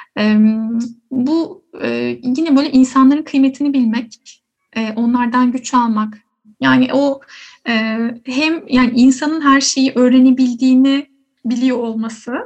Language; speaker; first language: Turkish; native; Turkish